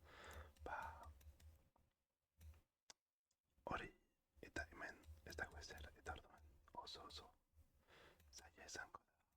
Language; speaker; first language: Basque; non-native, learner; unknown